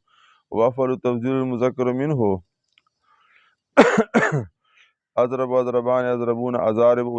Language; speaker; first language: Arabic; non-native, fluent; Urdu